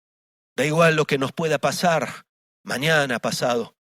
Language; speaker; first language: Spanish; native; Spanish